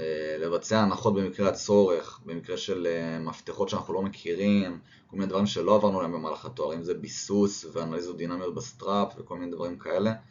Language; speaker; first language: Hebrew; native; Hebrew